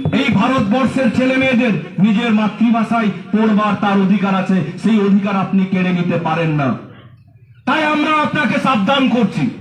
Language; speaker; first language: Bangla; non-native, local second language; Santali